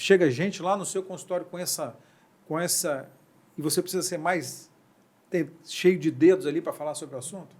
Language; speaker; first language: Portuguese; native; Portuguese